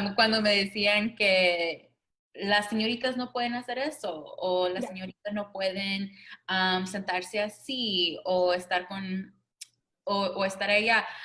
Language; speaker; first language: Spanish; early bilingual, other home language; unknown